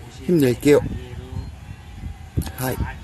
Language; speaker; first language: Japanese; non-native, learner; Korean